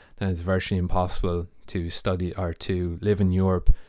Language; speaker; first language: English; native; English